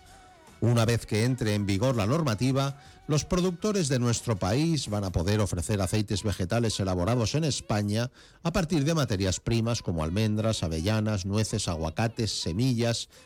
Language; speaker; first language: Spanish; native; Spanish